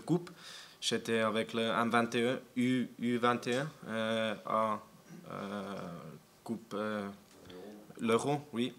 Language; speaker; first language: French; non-native, learner; German